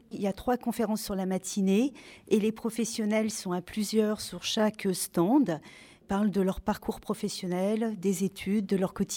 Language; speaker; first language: French; native; French